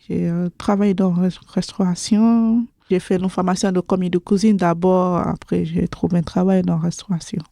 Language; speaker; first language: French; non-native, learner; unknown